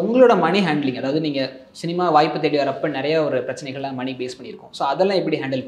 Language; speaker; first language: Tamil; native; Tamil